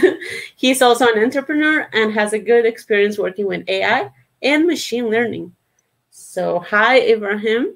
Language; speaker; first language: English; non-native, fluent; Spanish